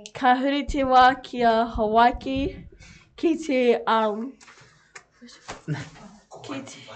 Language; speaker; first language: Māori; non-native, local second language; English